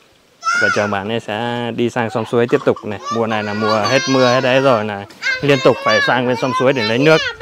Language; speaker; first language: Vietnamese; native; Vietnamese